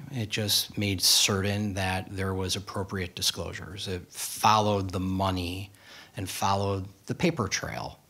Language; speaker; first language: English; native; English